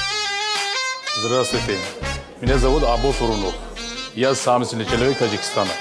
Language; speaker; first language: Russian; non-native, learner; Tajik